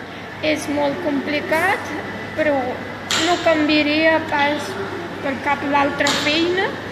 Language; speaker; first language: Catalan; non-native, fluent; Russian